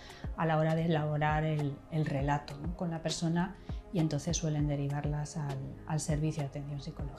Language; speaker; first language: Spanish; native; Spanish